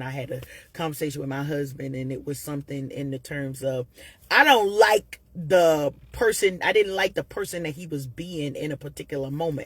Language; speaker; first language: English; native; English